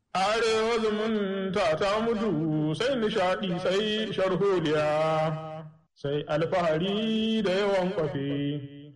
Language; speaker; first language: Hausa; non-native, local second language; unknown